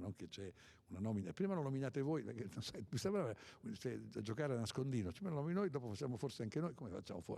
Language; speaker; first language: Italian; native; Italian